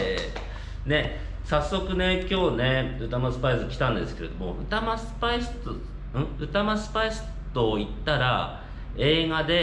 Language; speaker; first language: Japanese; native; Japanese